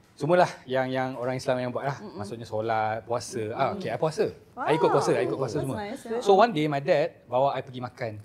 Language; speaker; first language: Malay; non-native, local second language; Chinese